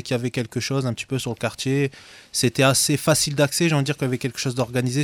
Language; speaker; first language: French; native; French